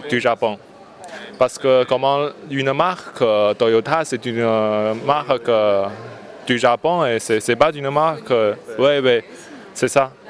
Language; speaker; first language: French; non-native, learner; Chinese